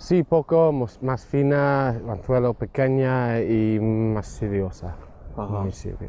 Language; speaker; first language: Spanish; non-native, learner; English